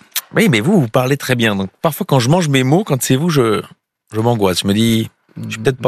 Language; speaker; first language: French; native; French